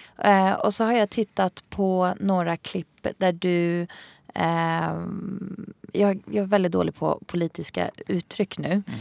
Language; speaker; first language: Swedish; early bilingual, other home language; Arabic